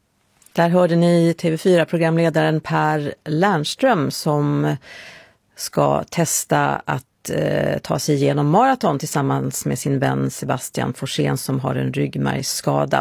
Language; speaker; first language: Swedish; native; Swedish